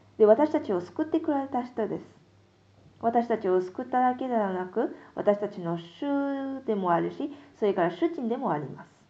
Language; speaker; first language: Japanese; non-native, fluent; Korean